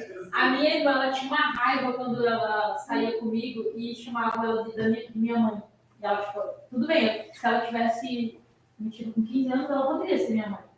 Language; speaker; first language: Portuguese; native; Portuguese